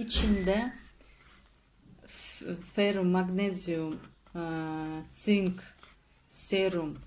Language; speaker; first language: Turkish; non-native, learner; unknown